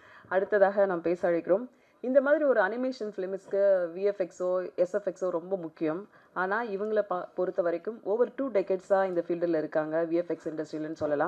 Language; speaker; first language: Tamil; native; Tamil